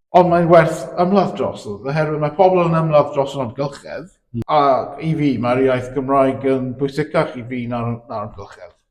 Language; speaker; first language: Welsh; native; Welsh